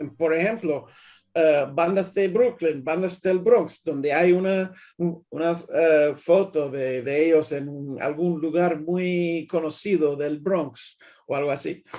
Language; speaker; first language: Spanish; early bilingual, heritage; English